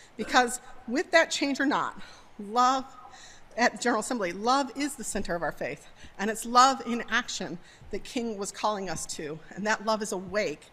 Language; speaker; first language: English; native; English